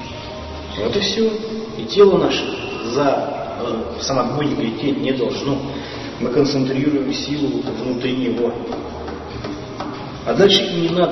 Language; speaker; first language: Russian; native; Russian